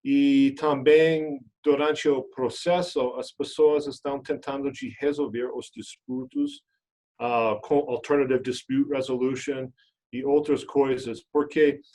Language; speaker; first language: Portuguese; non-native, fluent; English